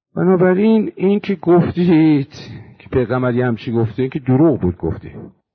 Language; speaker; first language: Persian; native; Persian